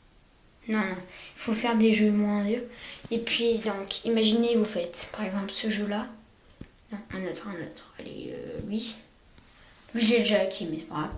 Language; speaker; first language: French; native; French